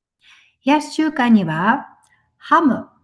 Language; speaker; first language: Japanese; non-native, fluent; Mongolian